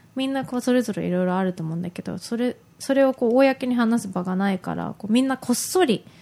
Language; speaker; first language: Japanese; early bilingual, heritage; Japanese